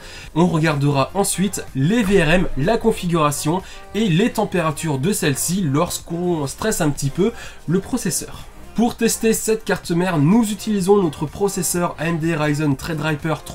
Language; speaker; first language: French; native; French